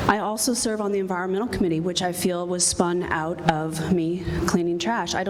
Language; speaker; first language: English; native; English